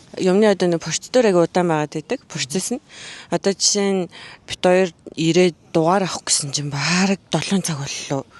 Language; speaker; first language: Mongolian; native; Mongolian